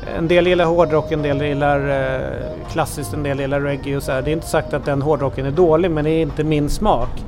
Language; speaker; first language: Swedish; native; Swedish